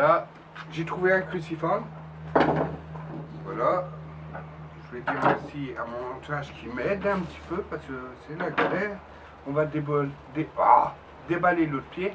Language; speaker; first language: French; native; French